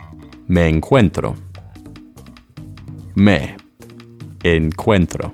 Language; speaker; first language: Spanish; non-native, learner; English